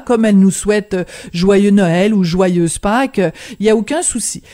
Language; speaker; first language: French; native; French